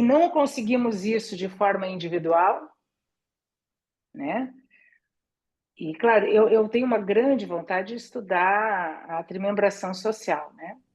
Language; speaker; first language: Portuguese; native; Portuguese